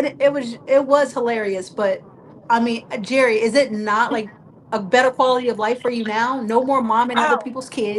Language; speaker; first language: English; native; English